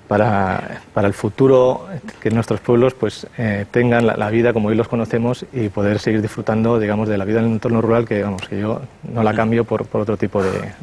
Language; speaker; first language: Spanish; native; Spanish